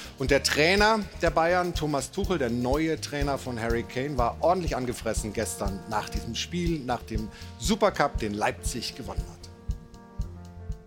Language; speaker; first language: German; native; German